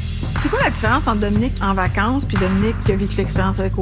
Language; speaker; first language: French; native; French